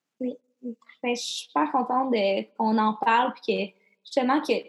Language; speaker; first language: French; native; French